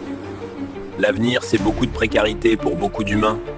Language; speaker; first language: French; native; French